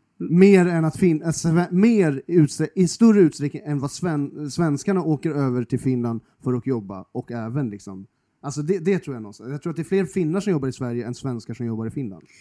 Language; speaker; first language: Swedish; native; Swedish